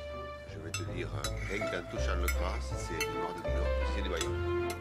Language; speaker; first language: French; native; French